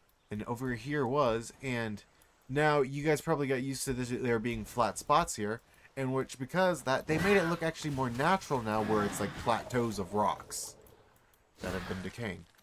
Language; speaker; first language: English; native; English